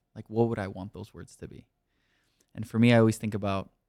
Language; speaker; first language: English; native; English